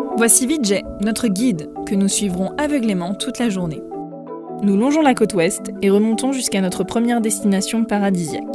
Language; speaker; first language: French; native; French